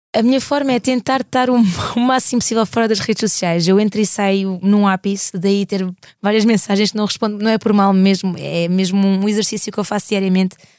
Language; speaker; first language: Portuguese; native; Portuguese